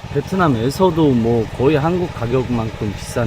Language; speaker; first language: Korean; native; Korean